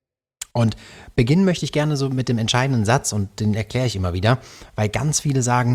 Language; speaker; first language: German; native; German